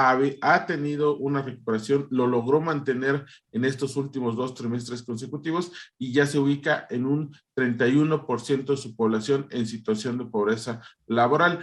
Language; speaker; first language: Spanish; native; Spanish